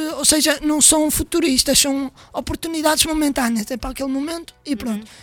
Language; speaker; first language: Portuguese; native; Portuguese